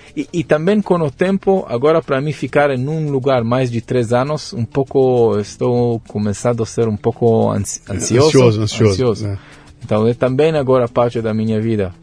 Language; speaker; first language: Portuguese; non-native, learner; Hebrew